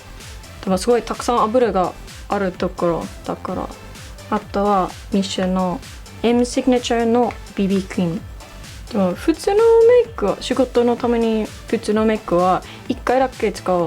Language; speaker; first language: Japanese; non-native, learner; English